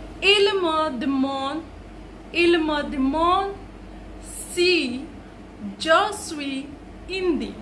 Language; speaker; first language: French; non-native, fluent; Hindi